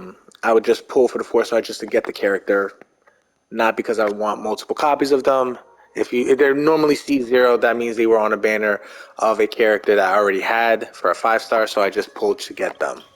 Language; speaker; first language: English; native; English